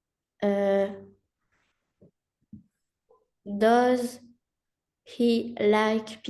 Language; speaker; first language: English; non-native, learner; French